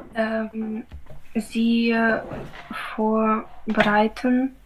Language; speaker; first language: German; non-native, learner; Ukrainian